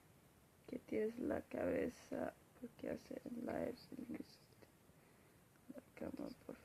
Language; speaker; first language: Spanish; non-native, learner; Swedish